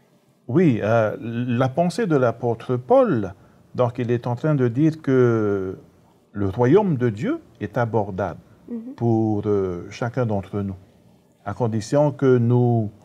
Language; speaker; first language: French; native; French